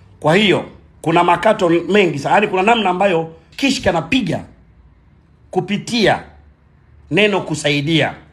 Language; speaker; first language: Swahili; native; Swahili